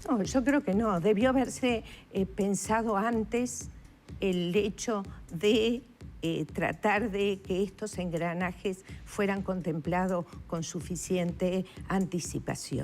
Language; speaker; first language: Spanish; native; Spanish